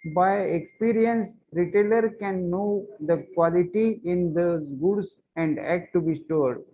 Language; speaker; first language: English; non-native, local second language; Marathi